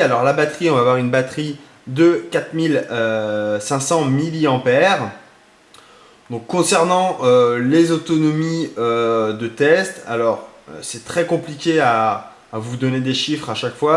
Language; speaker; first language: French; native; French